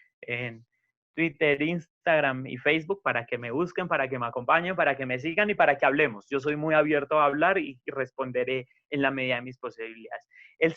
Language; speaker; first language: Spanish; native; Spanish